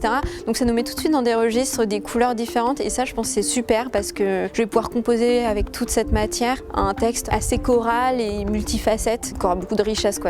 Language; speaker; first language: French; native; French